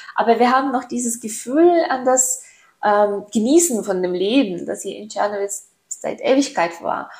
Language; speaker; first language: German; non-native, fluent; Ukrainian